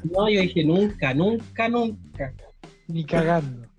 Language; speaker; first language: Spanish; non-native, fluent; Haitian Creole